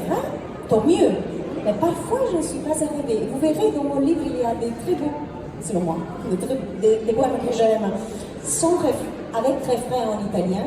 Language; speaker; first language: French; non-native, fluent; Italian